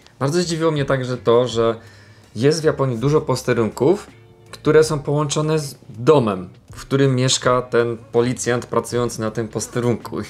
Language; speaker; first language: Polish; native; Polish